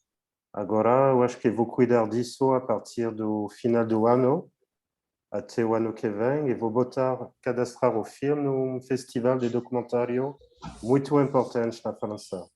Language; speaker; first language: Portuguese; non-native, fluent; French